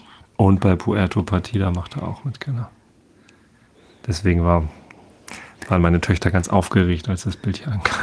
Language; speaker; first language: German; native; German